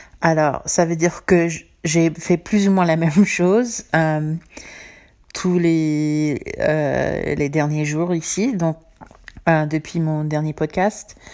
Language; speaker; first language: French; non-native, fluent; English